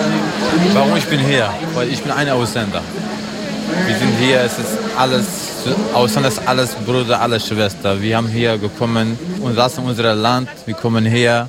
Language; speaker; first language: German; non-native, learner; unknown